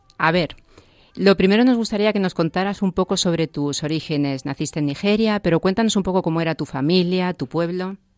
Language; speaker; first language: Spanish; native; Spanish